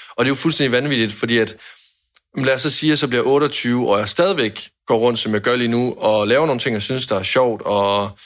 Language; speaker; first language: Danish; native; Danish